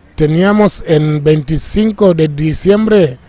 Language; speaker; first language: Spanish; non-native, fluent; Wolof